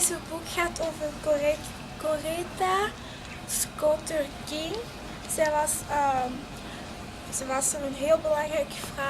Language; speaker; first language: Dutch; non-native, local second language; French